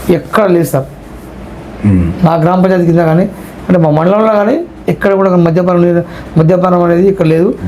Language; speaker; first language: Telugu; non-native, local second language; Lambadi